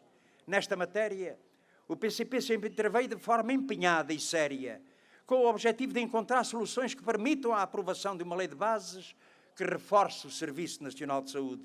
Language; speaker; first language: Portuguese; native; Portuguese